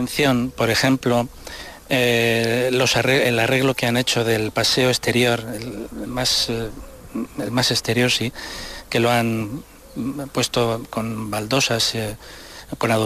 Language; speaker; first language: Spanish; native; Spanish